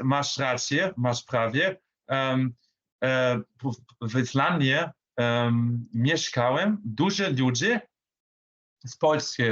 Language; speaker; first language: Polish; non-native, learner; German